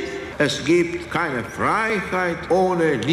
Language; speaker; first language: German; non-native, fluent; Polish